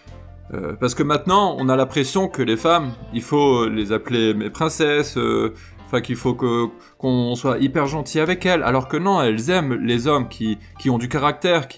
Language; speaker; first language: French; native; French